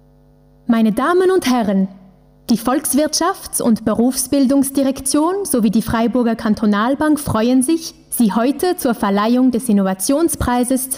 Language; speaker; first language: German; native; German